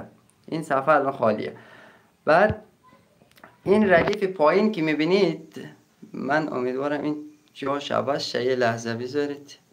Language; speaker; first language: Persian; native; Persian